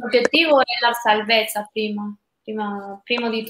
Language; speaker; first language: Italian; non-native, learner; Spanish